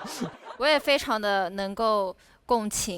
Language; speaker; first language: Chinese; native; Chinese